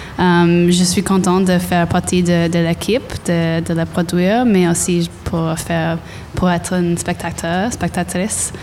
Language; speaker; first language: French; non-native, learner; English